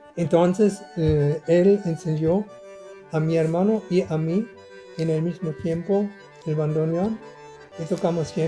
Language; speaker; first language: Spanish; non-native, learner; German